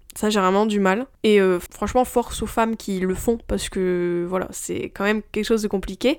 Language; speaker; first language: French; native; French